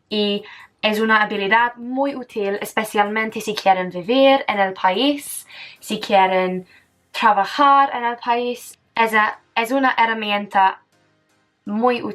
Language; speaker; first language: Spanish; non-native, fluent; English